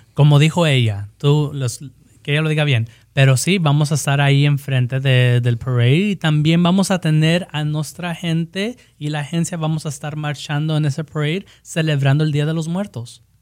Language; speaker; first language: Spanish; early bilingual, heritage; Spanish